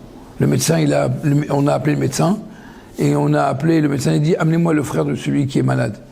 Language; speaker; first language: French; native; French